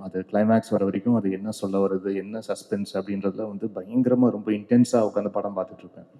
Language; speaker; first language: Tamil; native; Tamil